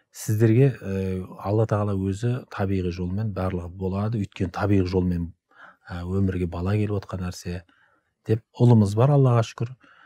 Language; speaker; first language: Kazakh; native; Kazakh